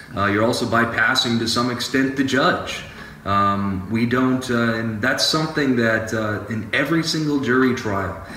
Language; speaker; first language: English; native; English